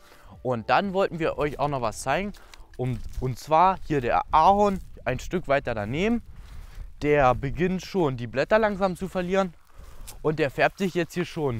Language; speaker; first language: German; native; German